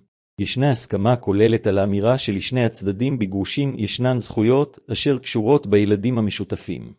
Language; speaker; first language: Hebrew; native; Hebrew